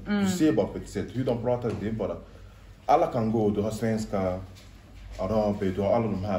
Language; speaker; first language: Swedish; non-native, local second language; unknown